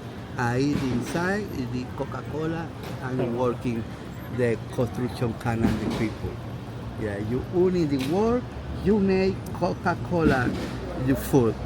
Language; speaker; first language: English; non-native, learner; Spanish